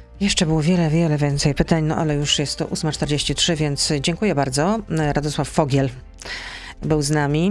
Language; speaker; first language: Polish; native; Polish